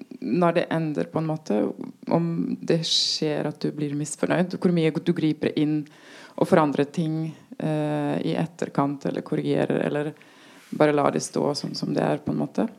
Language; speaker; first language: Norwegian; non-native, fluent; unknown